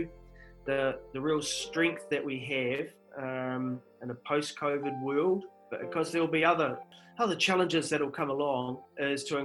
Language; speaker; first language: English; native; English